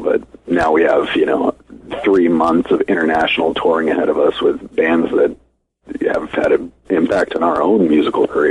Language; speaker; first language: English; native; English